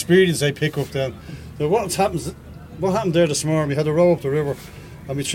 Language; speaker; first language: English; native; English